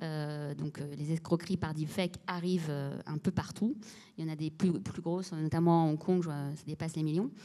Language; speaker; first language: French; native; French